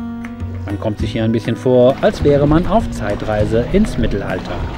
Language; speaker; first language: German; native; German